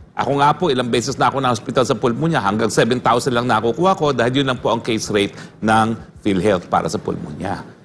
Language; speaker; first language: Filipino; native; Filipino